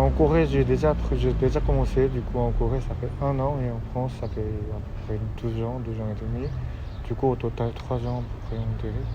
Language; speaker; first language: French; non-native, fluent; Korean